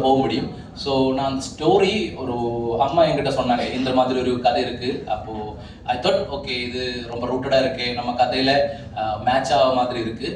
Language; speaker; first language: Tamil; non-native, fluent; Malayalam